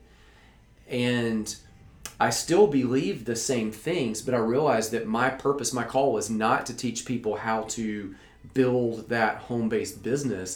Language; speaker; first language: English; native; English